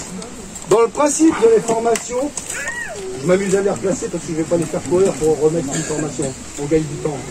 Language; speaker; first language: French; native; French